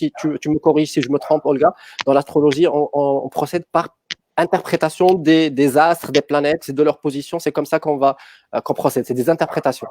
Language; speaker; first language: French; native; French